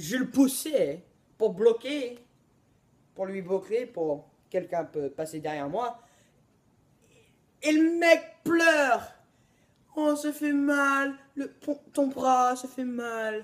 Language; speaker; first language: French; non-native, learner; English